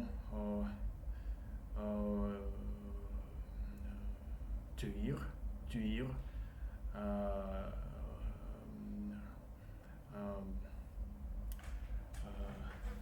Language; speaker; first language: French; non-native, learner; Russian